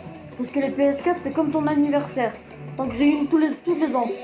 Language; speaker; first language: French; native; French